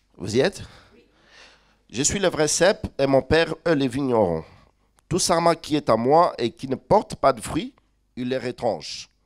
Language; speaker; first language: French; non-native, local second language; Lingala